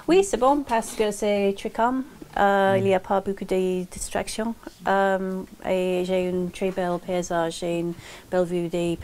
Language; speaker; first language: French; non-native, learner; English